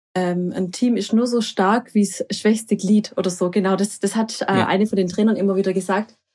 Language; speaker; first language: German; early bilingual, other home language; Croatian